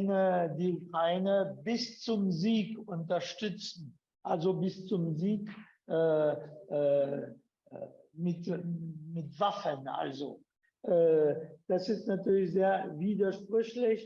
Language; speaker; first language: German; non-native, fluent; French